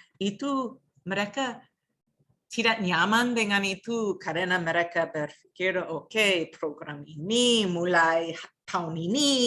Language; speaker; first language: Indonesian; non-native, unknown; English